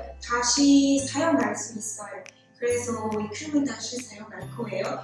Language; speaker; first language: Korean; non-native, learner; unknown